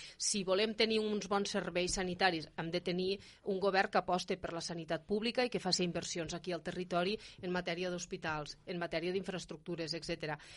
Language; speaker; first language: Catalan; native; Catalan